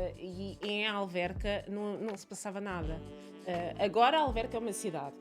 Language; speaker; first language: Portuguese; early bilingual, other home language; Italian